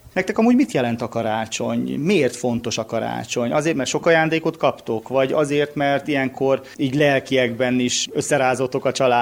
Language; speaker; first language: Hungarian; native; Hungarian